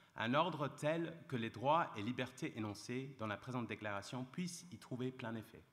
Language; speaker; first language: French; non-native, fluent; English